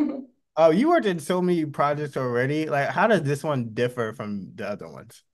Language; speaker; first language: English; native; English